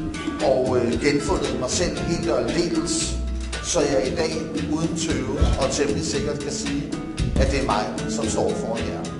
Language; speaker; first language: Danish; native; Danish